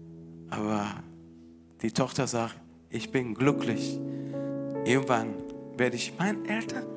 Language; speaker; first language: German; non-native, fluent; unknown